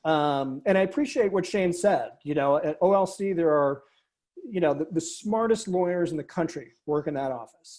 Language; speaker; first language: English; native; English